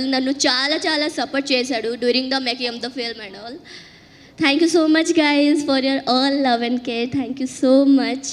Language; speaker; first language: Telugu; early bilingual, heritage; Telugu